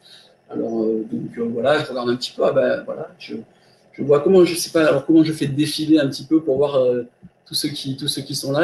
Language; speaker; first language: French; native; French